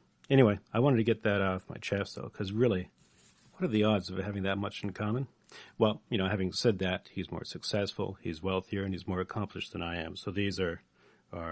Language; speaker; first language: English; native; English